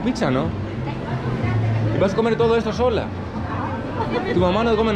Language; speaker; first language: Spanish; non-native, learner; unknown